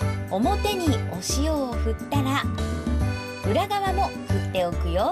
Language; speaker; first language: Japanese; native; Japanese